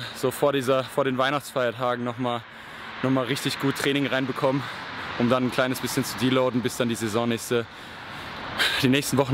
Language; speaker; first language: German; native; German